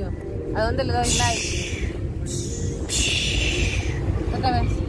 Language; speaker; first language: Spanish; native; Spanish